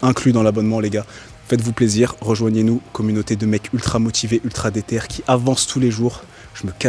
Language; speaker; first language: French; native; French